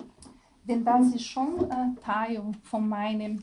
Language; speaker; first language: German; non-native, learner; Portuguese